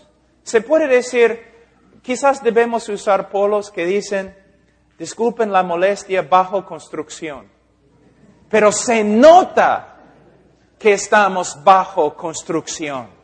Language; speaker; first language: Spanish; non-native, fluent; English